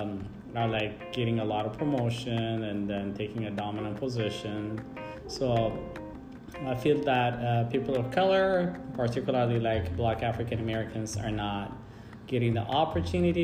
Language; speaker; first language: English; non-native, fluent; Amharic